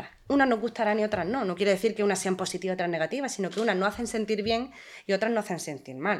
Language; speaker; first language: Spanish; native; Spanish